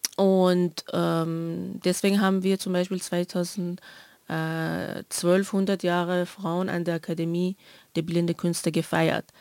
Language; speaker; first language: German; non-native, fluent; Persian